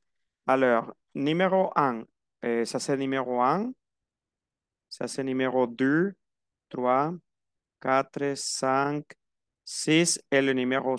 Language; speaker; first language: French; non-native, fluent; Spanish